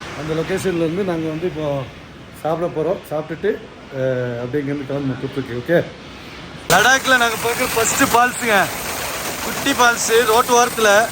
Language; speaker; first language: Tamil; native; Tamil